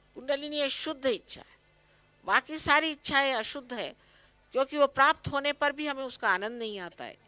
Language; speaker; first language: Hindi; non-native, local second language; Marathi